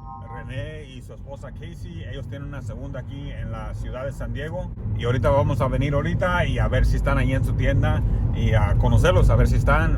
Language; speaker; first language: Spanish; early bilingual, heritage; Spanish